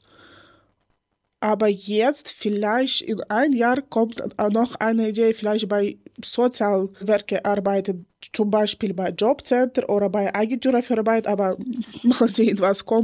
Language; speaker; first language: German; non-native, learner; Ukrainian